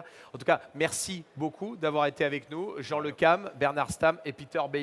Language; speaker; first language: French; native; French